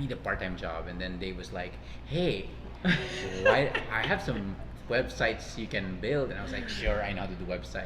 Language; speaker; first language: English; non-native, local second language; Cebuano